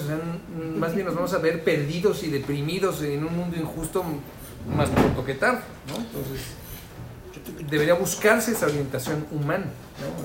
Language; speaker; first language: Spanish; native; Spanish